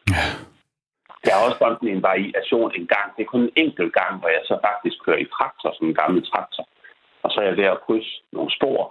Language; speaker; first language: Danish; native; Danish